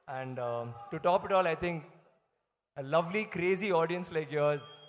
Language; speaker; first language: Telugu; non-native, learner; Tamil